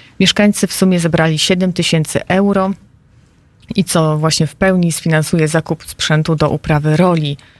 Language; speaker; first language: Polish; native; Polish